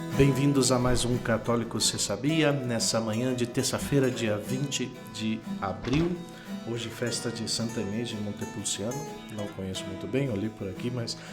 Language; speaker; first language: Portuguese; non-native, fluent; Spanish